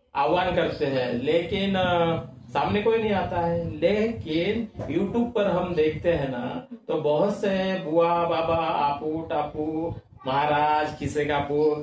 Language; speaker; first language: Hindi; non-native, local second language; Marathi